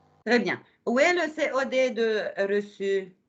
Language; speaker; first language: French; non-native, fluent; Arabic